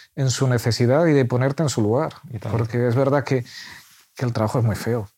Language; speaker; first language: Spanish; native; Spanish